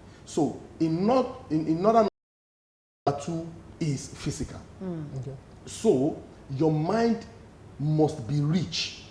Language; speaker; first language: English; non-native, local second language; Yoruba